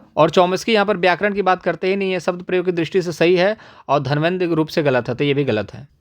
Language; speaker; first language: Hindi; native; Hindi